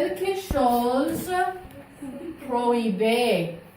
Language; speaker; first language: French; non-native, fluent; English